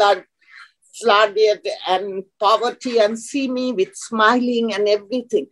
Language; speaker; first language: English; non-native, local second language; Bangla